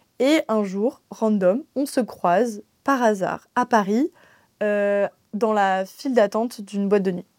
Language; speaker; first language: French; native; French